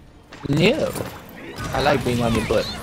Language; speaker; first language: English; native; English